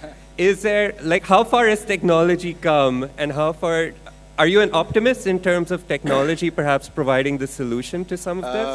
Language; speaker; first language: English; non-native, local second language; Urdu